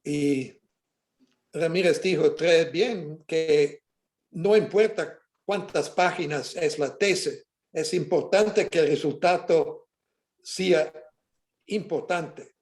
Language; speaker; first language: Spanish; non-native, fluent; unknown